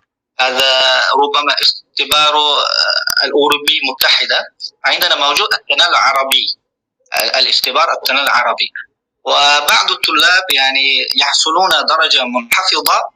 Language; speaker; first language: Arabic; non-native, fluent; Uzbek